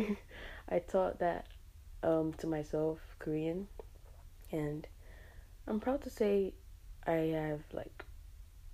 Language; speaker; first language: English; native; English